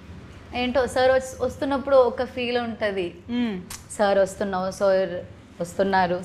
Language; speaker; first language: Telugu; non-native, learner; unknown